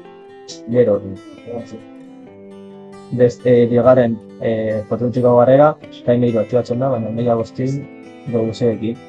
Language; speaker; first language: Basque; non-native, local second language; Spanish